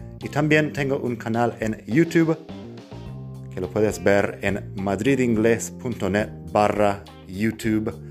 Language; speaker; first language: Spanish; non-native, fluent; English